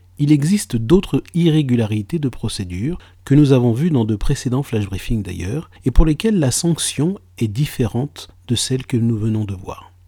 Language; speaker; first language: French; native; French